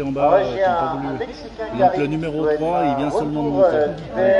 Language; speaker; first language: French; native; French